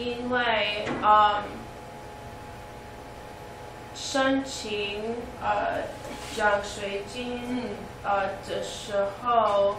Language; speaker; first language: Chinese; non-native, learner; English